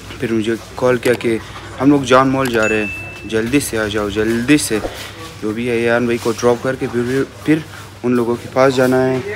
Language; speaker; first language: Urdu; non-native, local second language; Hazaragi